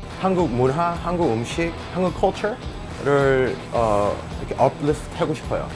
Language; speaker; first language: Korean; early bilingual, heritage; English